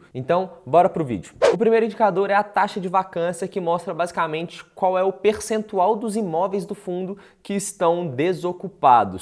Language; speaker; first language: Portuguese; native; Portuguese